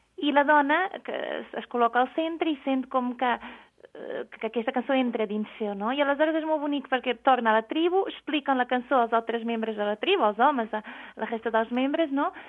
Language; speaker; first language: Catalan; non-native, fluent; Portuguese